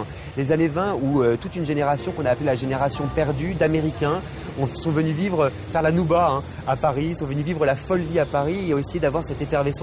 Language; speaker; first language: French; native; French